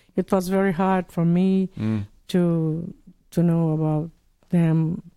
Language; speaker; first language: English; non-native, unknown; Portuguese